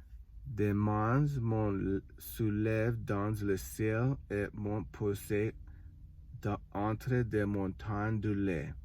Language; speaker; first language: French; non-native, learner; English